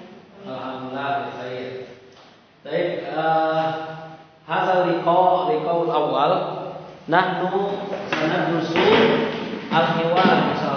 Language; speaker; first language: Arabic; non-native, fluent; Indonesian